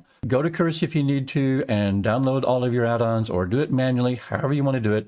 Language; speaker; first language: English; native; English